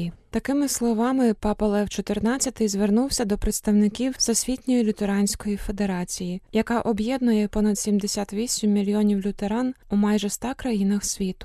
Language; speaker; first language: Ukrainian; native; Ukrainian